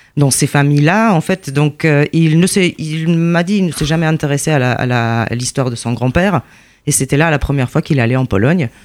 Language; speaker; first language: French; non-native, fluent; Polish